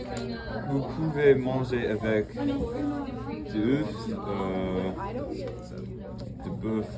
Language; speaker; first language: French; non-native, learner; English